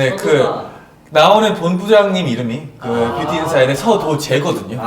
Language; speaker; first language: Korean; native; Korean